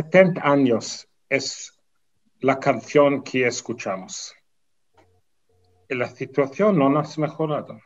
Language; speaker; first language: Spanish; non-native, fluent; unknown